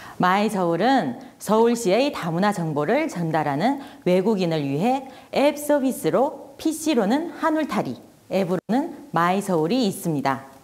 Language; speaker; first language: Korean; non-native, fluent; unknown